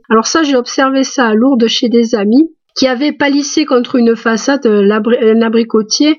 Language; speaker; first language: French; native; French